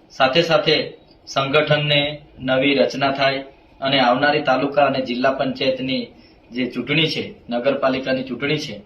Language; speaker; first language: Gujarati; non-native, local second language; Vasavi